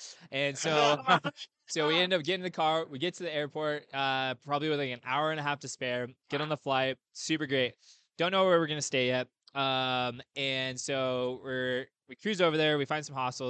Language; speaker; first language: English; native; English